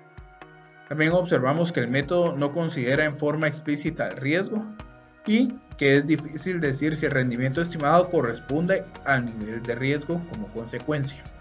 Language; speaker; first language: Spanish; native; Spanish